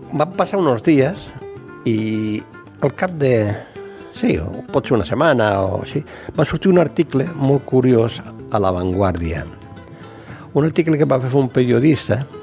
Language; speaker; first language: Catalan; non-native, local second language; Spanish